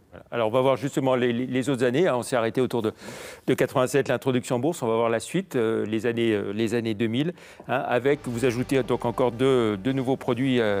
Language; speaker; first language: French; native; French